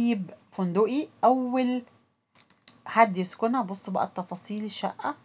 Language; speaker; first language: Arabic; native; Arabic